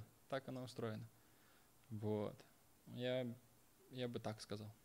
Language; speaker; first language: Russian; native; Russian